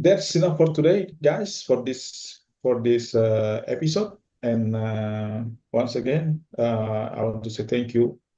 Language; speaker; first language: English; non-native, fluent; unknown